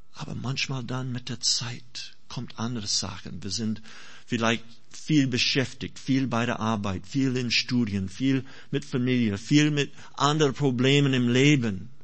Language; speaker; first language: German; non-native, fluent; English